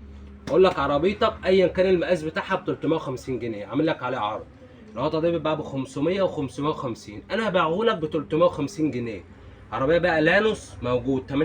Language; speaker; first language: Arabic; native; Arabic